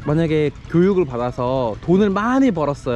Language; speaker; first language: Korean; native; Korean